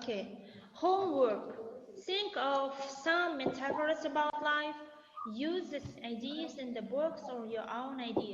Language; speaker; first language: English; non-native, fluent; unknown